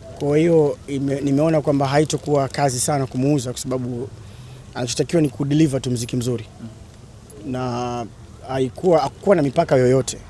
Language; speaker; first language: Swahili; native; Swahili